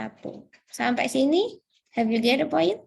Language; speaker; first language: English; non-native, learner; Indonesian